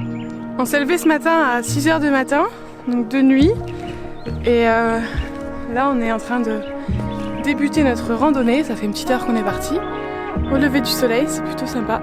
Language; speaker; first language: French; native; French